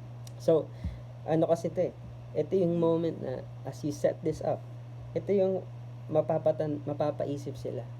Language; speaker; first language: Filipino; native; Filipino